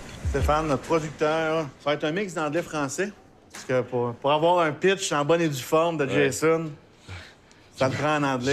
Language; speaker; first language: French; native; French